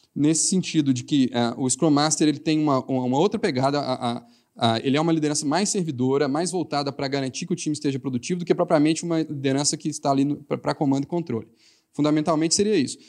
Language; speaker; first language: Portuguese; native; Portuguese